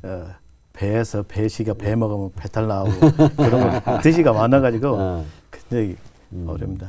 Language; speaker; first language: Korean; non-native, learner; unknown